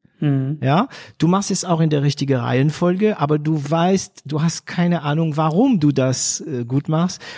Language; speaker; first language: German; non-native, fluent; French